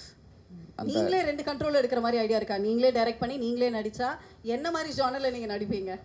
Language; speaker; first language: Tamil; native; Tamil